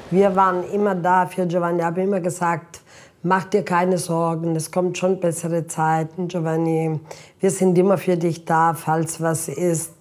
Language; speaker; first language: German; non-native, fluent; Italian